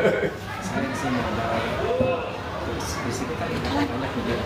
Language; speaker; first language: Indonesian; native; Indonesian